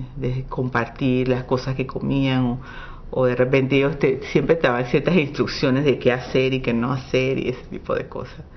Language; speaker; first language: Spanish; non-native, local second language; English